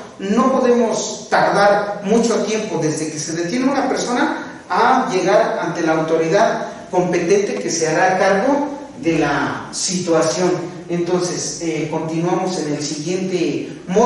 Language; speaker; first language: Spanish; native; Spanish